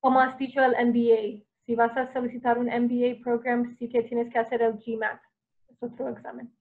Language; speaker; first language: Spanish; non-native, fluent; English